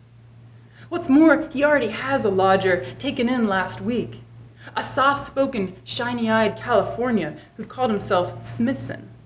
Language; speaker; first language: English; native; English